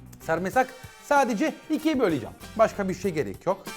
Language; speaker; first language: Turkish; non-native, learner; Italian